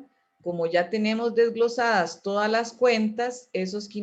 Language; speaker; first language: Spanish; native; Spanish